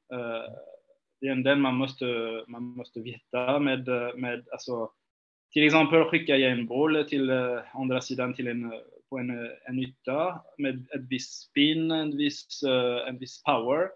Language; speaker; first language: Swedish; non-native, fluent; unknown